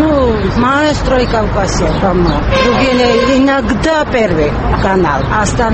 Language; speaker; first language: Russian; non-native, learner; Georgian